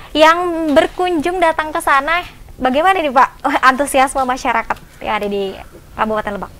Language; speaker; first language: Indonesian; native; Indonesian